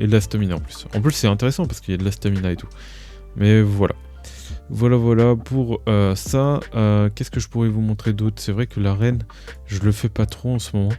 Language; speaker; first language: French; native; French